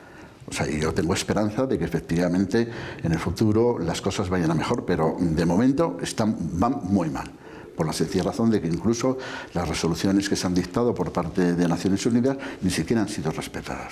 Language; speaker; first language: Spanish; native; Spanish